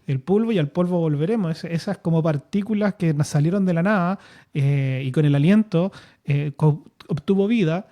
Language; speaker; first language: Spanish; native; Spanish